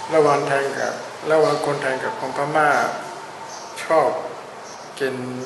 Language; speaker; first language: Thai; non-native, fluent; Burmese